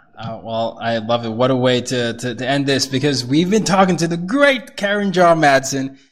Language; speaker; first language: English; non-native, local second language; Yoruba